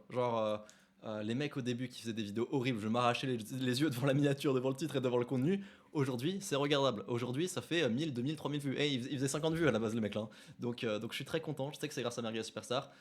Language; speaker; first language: French; native; French